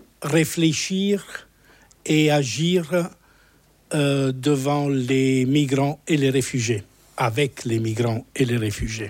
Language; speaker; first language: French; non-native, fluent; Italian